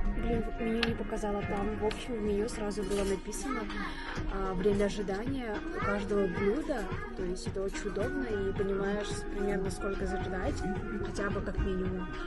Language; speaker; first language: Russian; native; Russian